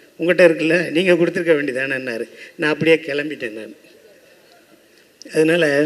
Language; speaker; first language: Tamil; native; Tamil